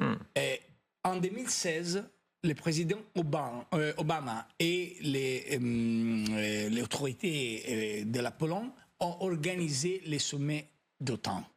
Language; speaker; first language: French; non-native, fluent; Italian